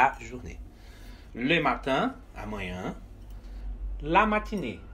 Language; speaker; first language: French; non-native, fluent; Portuguese